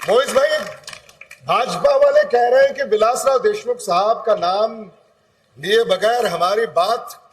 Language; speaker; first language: Hindi; non-native, local second language; Marathi